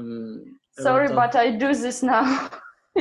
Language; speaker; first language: English; non-native, learner; Russian